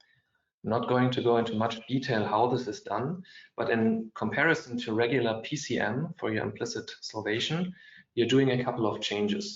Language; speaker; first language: English; non-native, fluent; German